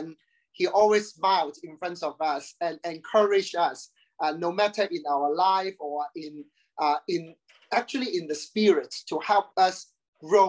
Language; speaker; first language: English; non-native, local second language; Cantonese